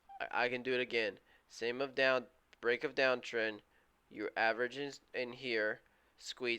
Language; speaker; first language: English; native; English